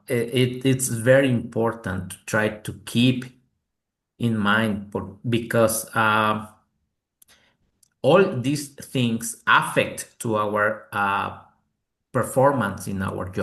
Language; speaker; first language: English; non-native, learner; Spanish